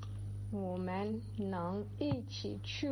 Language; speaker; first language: Chinese; non-native, learner; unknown